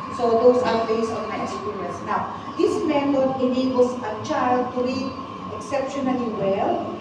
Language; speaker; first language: English; non-native, local second language; Filipino